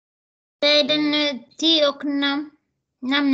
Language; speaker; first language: Swedish; non-native, learner; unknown